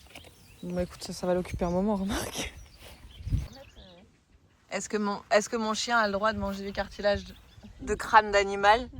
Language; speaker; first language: French; native; French